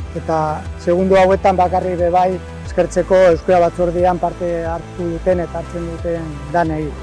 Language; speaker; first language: Basque; non-native, local second language; Spanish